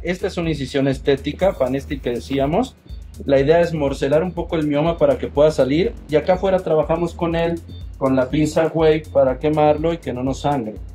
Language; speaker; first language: Spanish; native; Spanish